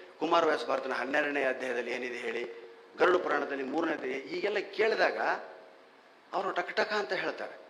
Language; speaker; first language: Kannada; native; Kannada